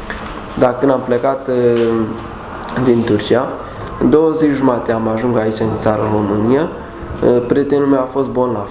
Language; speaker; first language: Romanian; non-native, learner; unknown